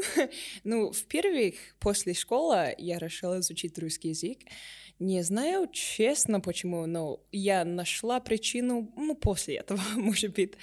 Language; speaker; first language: Russian; non-native, learner; English